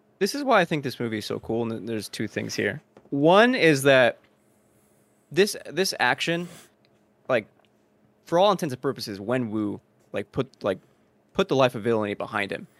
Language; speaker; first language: English; early bilingual, other home language; Spanish